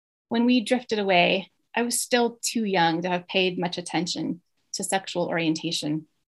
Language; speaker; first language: English; native; English